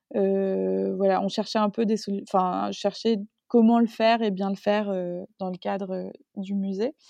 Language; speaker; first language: French; native; French